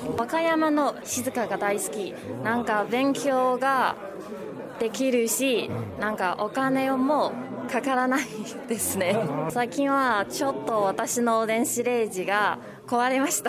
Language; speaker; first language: Japanese; non-native, learner; Chinese